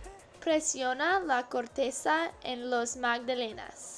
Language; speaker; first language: Spanish; non-native, learner; English